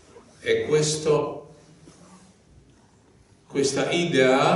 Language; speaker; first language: Italian; non-native, fluent; Polish